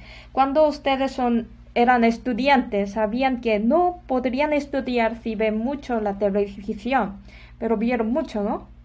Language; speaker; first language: Spanish; non-native, fluent; Korean